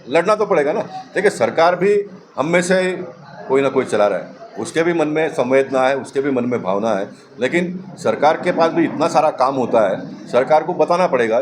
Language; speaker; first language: Hindi; non-native, local second language; Tulu